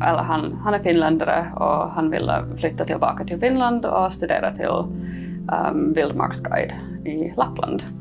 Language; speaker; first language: Swedish; non-native, fluent; English